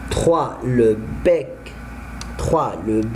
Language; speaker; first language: French; non-native, fluent; Arabic